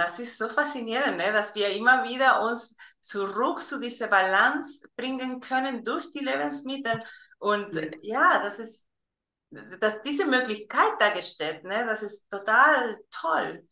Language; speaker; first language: German; non-native, fluent; Spanish